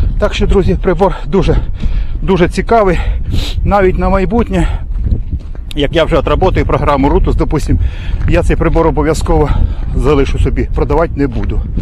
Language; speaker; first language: Ukrainian; non-native, local second language; Russian